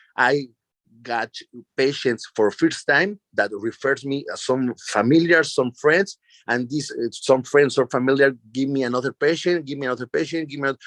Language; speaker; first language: English; non-native, learner; Spanish